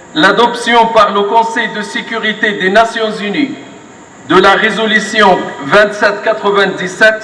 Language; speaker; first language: French; non-native, local second language; Arabic